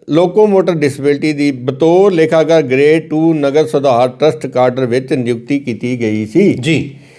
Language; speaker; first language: Punjabi; native; Punjabi